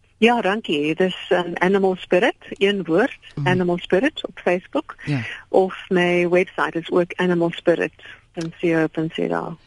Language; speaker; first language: Afrikaans; non-native, local second language; English